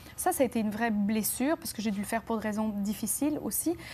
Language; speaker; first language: French; native; French